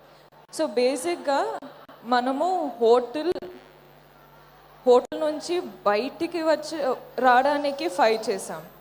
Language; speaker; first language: Telugu; non-native, fluent; Kodava